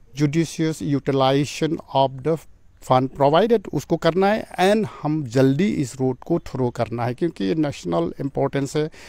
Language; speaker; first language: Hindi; non-native, local second language; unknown